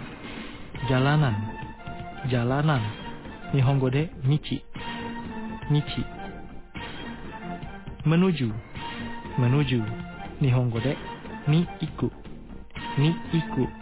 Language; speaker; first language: Japanese; non-native, fluent; Indonesian